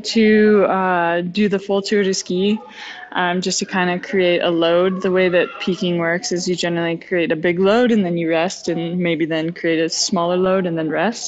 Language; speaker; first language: English; native; English